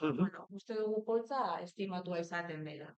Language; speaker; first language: Basque; native; Basque